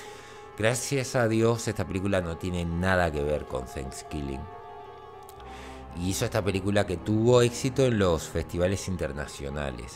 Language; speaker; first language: Spanish; native; Spanish